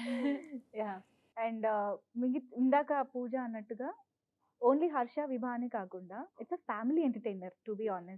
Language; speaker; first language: Telugu; native; Telugu